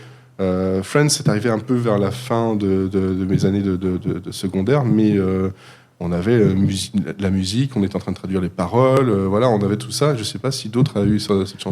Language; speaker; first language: French; native; French